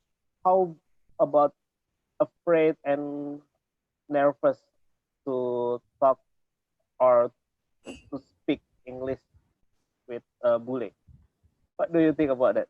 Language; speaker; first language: English; non-native, learner; Indonesian